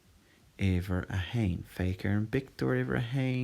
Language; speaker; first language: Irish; non-native, local second language; English